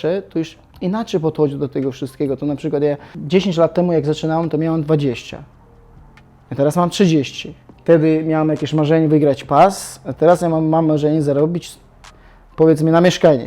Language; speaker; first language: Polish; non-native, fluent; Chechen